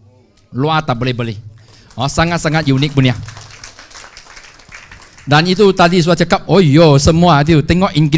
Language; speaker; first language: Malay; non-native, local second language; Chinese